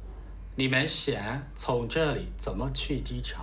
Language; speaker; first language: Chinese; non-native, fluent; Burmese